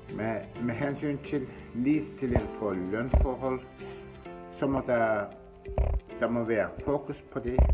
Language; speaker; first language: Danish; non-native, fluent; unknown